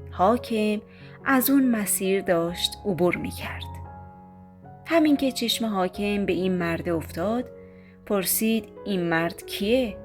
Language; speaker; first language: Persian; native; Persian